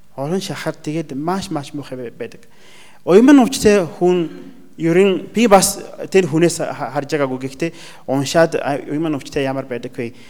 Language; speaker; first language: Mongolian; non-native, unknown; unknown